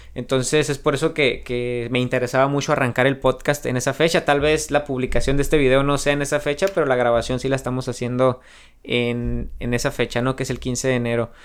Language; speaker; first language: Spanish; native; Spanish